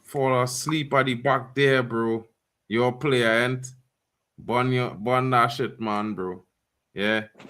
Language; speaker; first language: English; native; English